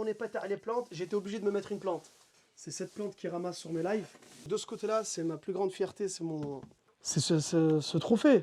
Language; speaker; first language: French; native; French